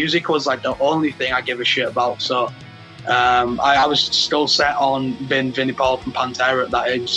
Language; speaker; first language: English; native; English